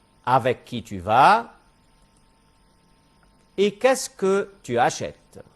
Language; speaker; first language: French; non-native, fluent; Arabic